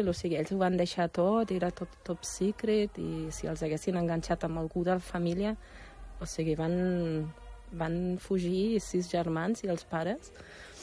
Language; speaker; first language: Catalan; non-native, fluent; German